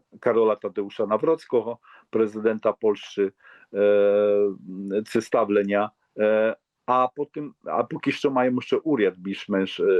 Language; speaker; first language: Polish; non-native, learner; Ukrainian